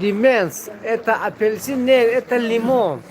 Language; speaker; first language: Russian; non-native, local second language; Tajik